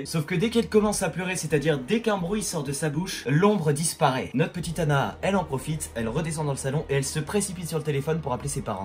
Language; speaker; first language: French; native; French